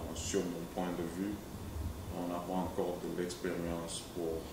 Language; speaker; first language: French; non-native, local second language; Swahili